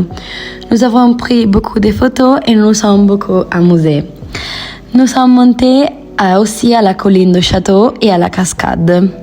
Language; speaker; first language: French; non-native, learner; Italian